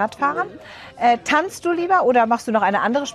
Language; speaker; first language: German; native; German